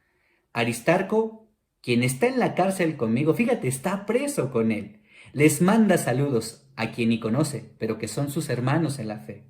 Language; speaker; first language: Spanish; native; Spanish